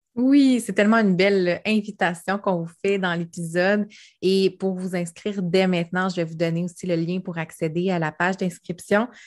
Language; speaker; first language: French; native; French